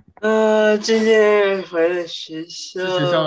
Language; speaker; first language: Chinese; early bilingual, heritage; Chinese